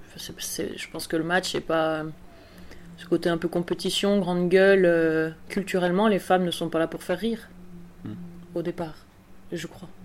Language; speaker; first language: French; native; French